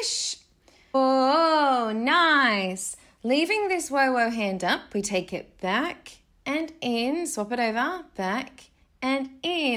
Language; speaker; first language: English; native; English